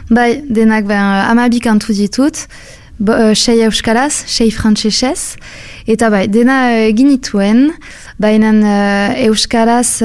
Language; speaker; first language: Basque; non-native, local second language; French